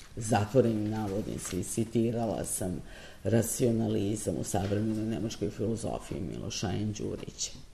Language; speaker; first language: Serbian; native; Serbian